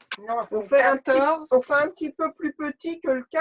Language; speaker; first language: French; native; French